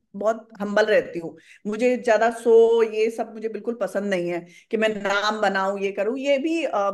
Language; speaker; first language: Hindi; native; Hindi